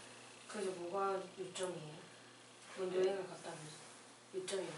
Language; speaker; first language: Korean; native; Korean